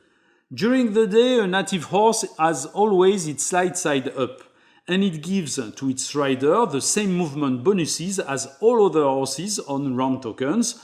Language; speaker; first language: English; non-native, fluent; French